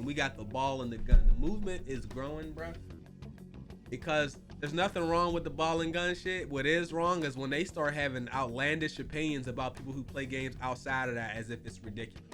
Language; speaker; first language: English; native; English